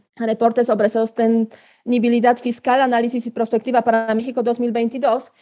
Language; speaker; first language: Spanish; non-native, fluent; Polish